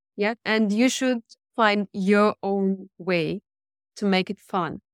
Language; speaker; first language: English; non-native, fluent; Russian